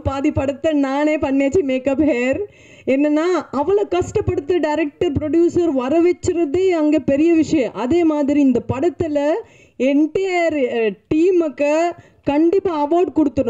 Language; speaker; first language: Tamil; non-native, fluent; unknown